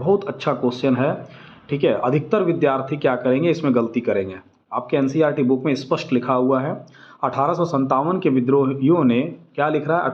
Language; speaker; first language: Hindi; native; Hindi